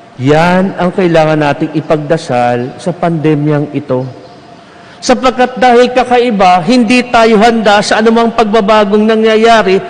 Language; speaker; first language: Filipino; native; Filipino